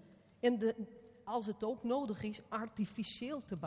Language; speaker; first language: Dutch; non-native, fluent; Portuguese